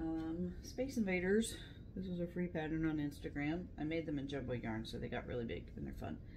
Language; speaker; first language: English; native; English